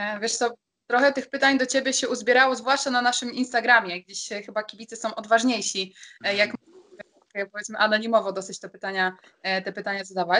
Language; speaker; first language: Polish; native; Polish